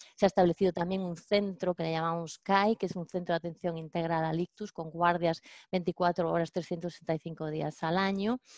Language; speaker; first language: Spanish; native; Spanish